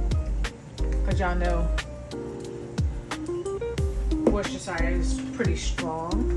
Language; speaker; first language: English; native; English